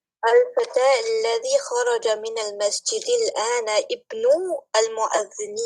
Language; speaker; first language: Arabic; non-native, learner; English